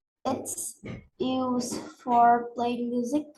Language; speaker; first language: English; non-native, learner; Vietnamese